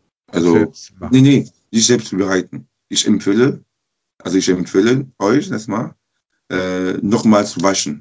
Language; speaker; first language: German; non-native, learner; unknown